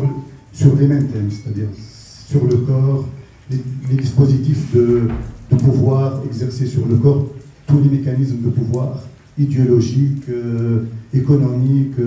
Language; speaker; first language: French; non-native, local second language; Arabic